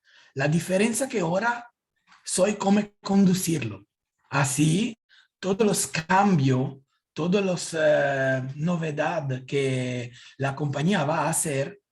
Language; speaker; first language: Spanish; non-native, learner; Italian